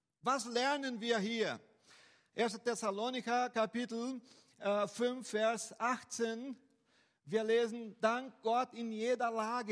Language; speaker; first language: German; non-native, fluent; Portuguese